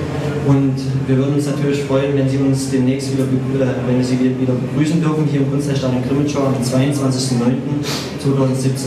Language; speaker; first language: German; native; German